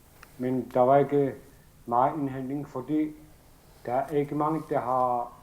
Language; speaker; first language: Danish; non-native, local second language; Kalaallisut